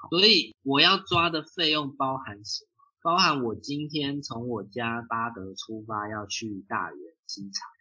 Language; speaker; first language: Chinese; native; Chinese